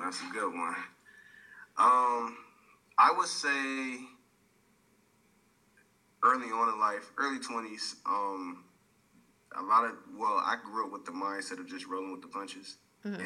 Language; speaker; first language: English; native; English